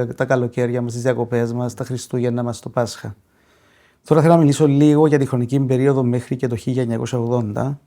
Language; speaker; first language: Greek; non-native, local second language; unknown